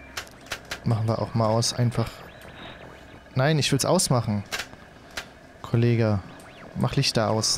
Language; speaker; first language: German; native; German